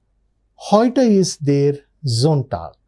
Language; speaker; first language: German; non-native, fluent; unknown